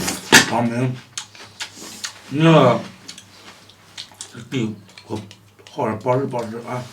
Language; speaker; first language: Chinese; native; Chinese